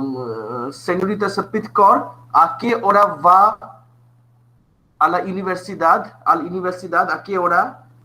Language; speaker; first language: Spanish; non-native, fluent; Bangla